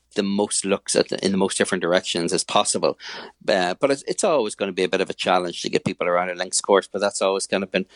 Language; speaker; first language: English; native; English